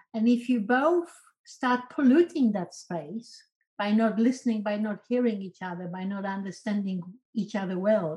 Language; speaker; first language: English; non-native, fluent; Polish